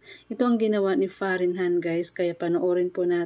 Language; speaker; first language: Filipino; native; Filipino